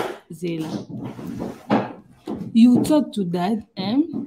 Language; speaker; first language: English; non-native, learner; Lingala